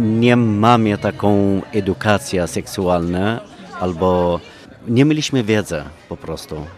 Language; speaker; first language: Polish; non-native, fluent; Kurdish